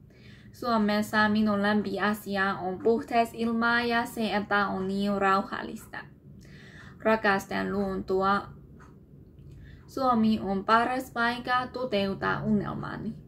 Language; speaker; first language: Finnish; non-native, learner; Burmese